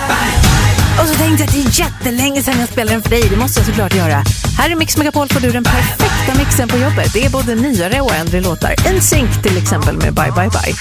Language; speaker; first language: Swedish; native; Swedish